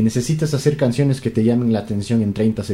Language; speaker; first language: Spanish; native; Spanish